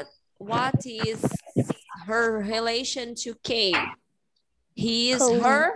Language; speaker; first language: English; non-native, fluent; Portuguese